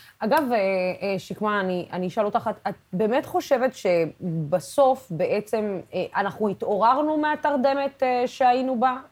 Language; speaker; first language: Hebrew; non-native, local second language; Arabic